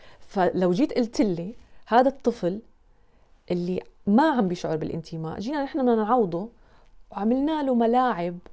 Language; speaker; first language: Arabic; native; Arabic